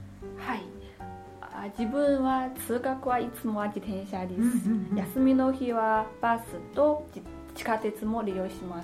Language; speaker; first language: Japanese; non-native, fluent; Chinese